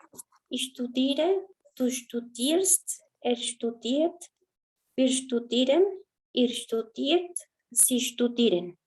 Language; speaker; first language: German; non-native, fluent; Spanish